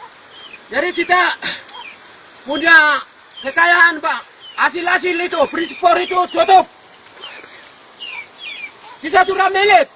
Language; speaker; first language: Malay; non-native, local second language; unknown